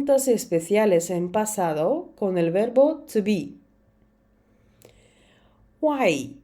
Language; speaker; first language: Spanish; non-native, fluent; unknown